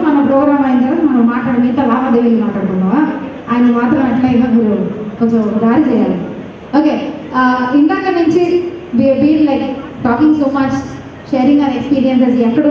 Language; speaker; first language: Telugu; native; Telugu